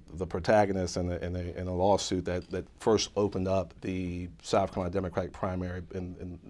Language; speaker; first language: English; native; English